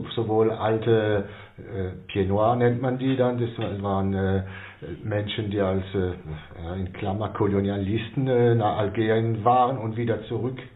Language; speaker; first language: German; non-native, local second language; Swiss German